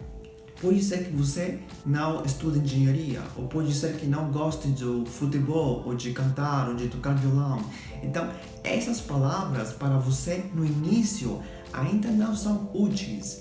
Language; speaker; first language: Portuguese; non-native, fluent; Spanish